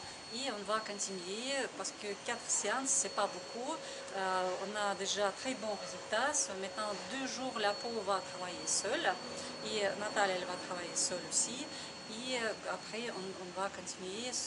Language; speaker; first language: French; non-native, learner; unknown